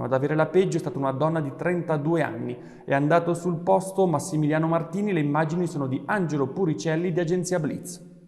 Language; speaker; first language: Italian; native; Italian